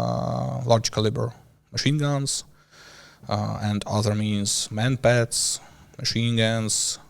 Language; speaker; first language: English; non-native, learner; Ukrainian